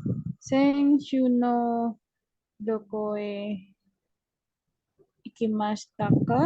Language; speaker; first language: Japanese; non-native, learner; Indonesian